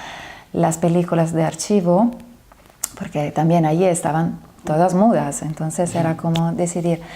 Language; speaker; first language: Spanish; non-native, fluent; Italian